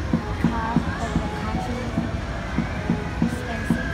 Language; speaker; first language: English; non-native, learner; Vietnamese